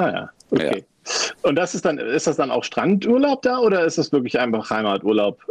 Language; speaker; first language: German; native; German